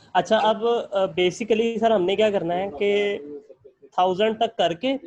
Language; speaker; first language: Hindi; non-native, local second language; Punjabi